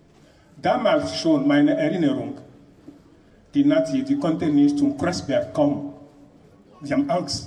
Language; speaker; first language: German; non-native, learner; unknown